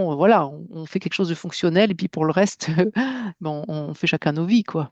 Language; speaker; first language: French; native; French